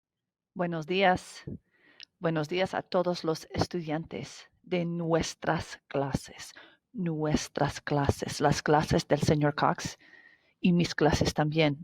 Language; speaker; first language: Spanish; non-native, fluent; English